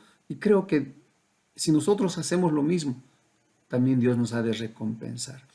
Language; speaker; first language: Spanish; native; Spanish